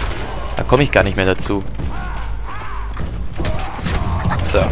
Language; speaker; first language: German; native; German